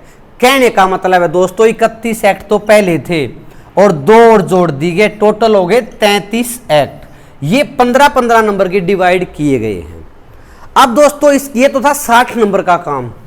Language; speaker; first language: Hindi; native; Hindi